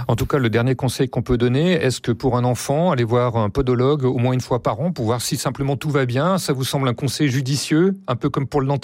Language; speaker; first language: French; native; French